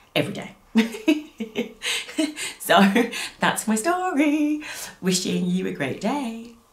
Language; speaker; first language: English; native; English